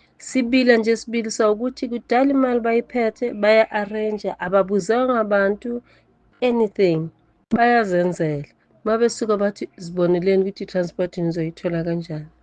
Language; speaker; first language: Zulu; native; Zulu